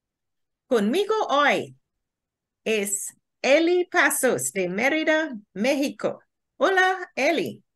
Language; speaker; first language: Spanish; non-native, learner; English